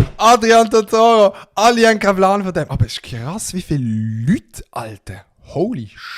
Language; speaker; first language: German; native; German